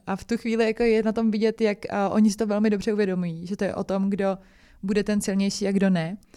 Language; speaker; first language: Czech; native; Czech